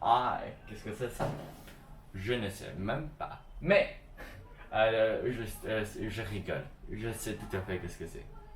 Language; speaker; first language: French; non-native, learner; Chinese